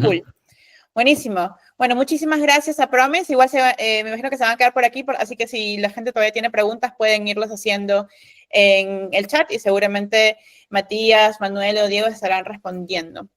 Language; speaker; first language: Spanish; native; Spanish